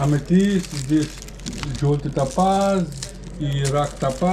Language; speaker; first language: Russian; non-native, learner; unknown